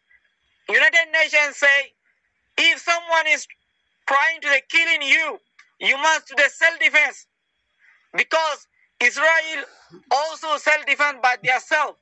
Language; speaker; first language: English; non-native, learner; Rohingya